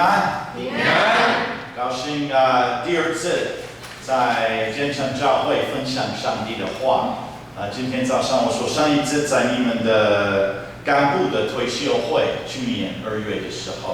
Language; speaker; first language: Chinese; non-native, fluent; English